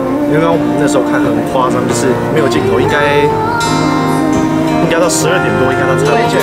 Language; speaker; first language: Chinese; native; Chinese